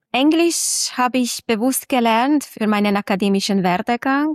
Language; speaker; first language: German; non-native, fluent; Hungarian